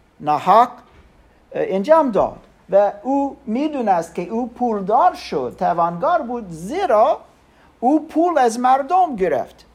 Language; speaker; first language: Persian; non-native, learner; German